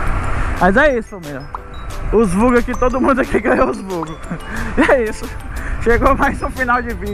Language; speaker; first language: Portuguese; native; Portuguese